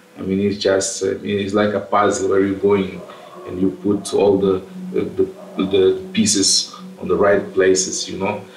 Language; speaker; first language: English; non-native, fluent; Portuguese